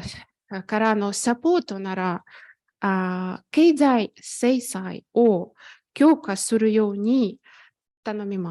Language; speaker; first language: Japanese; non-native, fluent; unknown